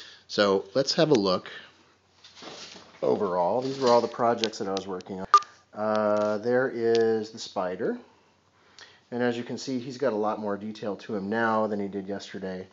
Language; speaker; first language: English; native; English